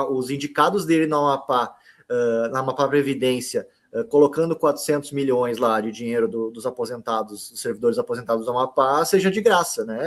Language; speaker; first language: Portuguese; native; Portuguese